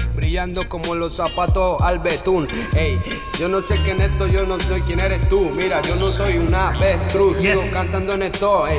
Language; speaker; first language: Spanish; native; Spanish